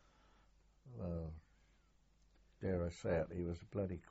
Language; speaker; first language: English; native; English